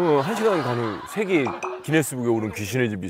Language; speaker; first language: Korean; native; Korean